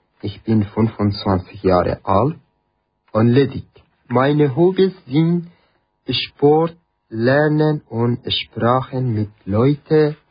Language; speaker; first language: German; non-native, learner; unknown